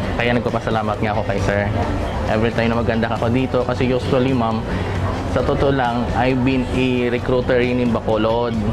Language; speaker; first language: Filipino; non-native, local second language; Hiligaynon